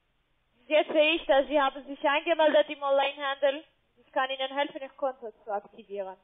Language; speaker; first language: German; non-native, learner; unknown